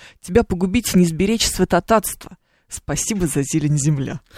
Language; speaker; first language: Russian; native; Russian